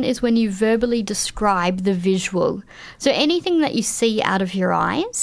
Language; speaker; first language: English; native; English